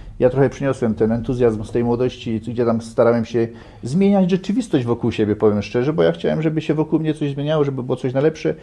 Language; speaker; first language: Polish; native; Polish